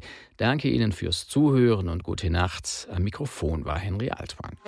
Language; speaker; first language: German; native; German